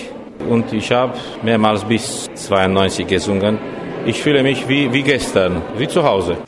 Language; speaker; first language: German; non-native, fluent; Romanian